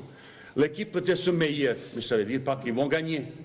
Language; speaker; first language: French; non-native, fluent; Bosnian